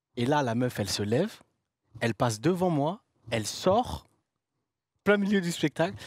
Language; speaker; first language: French; native; French